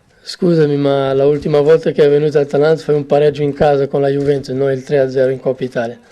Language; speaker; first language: Italian; non-native, fluent; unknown